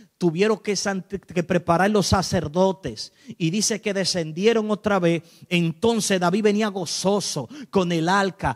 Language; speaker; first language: Spanish; native; Spanish